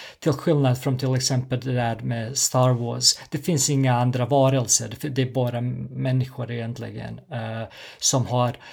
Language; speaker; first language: Swedish; non-native, fluent; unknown